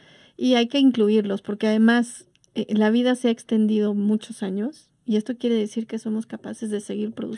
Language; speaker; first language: Spanish; native; Spanish